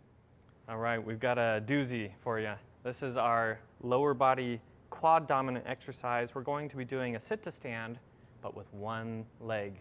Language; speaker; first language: English; native; English